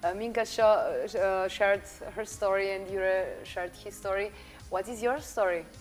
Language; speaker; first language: English; non-native, fluent; Slovenian